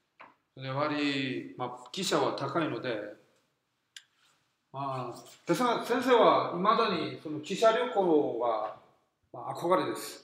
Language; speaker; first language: Japanese; non-native, fluent; Korean